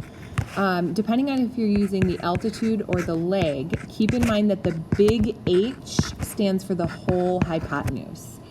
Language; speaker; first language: English; native; English